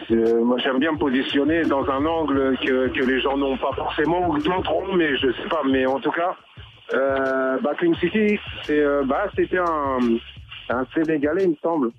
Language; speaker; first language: French; native; French